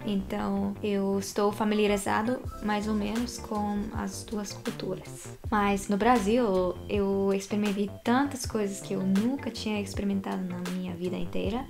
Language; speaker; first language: Portuguese; non-native, fluent; Japanese